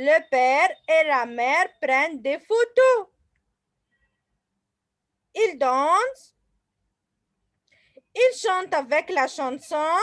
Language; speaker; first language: French; non-native, fluent; Arabic